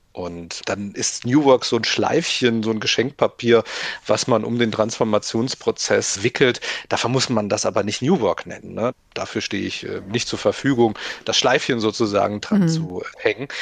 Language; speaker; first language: German; native; German